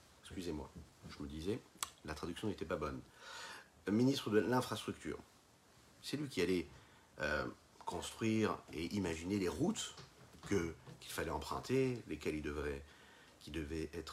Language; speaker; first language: French; native; French